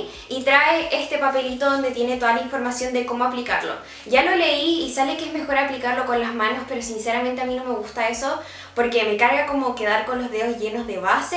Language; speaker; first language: Spanish; native; Spanish